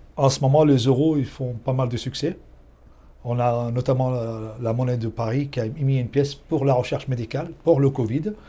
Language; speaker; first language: French; non-native, fluent; Arabic